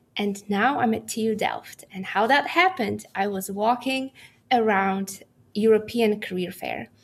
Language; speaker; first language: English; non-native, fluent; Polish